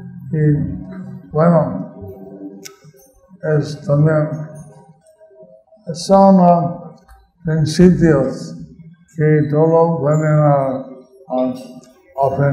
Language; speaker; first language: Spanish; non-native, learner; English